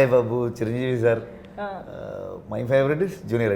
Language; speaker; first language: Telugu; non-native, learner; Kannada